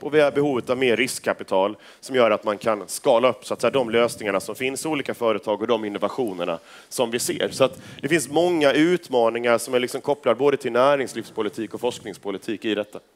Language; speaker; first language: Swedish; native; Swedish